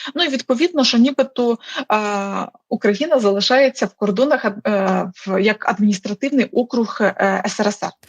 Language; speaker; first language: Ukrainian; native; Ukrainian